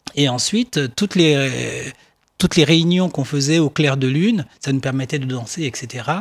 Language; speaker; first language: French; non-native, local second language; Baoulé